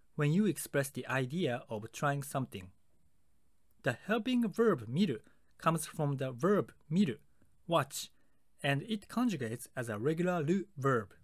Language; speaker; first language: English; non-native, fluent; Japanese